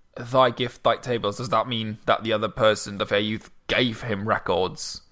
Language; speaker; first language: English; non-native, fluent; Luxembourgish